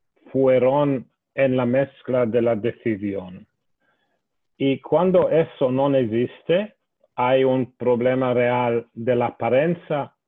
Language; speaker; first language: Spanish; non-native, fluent; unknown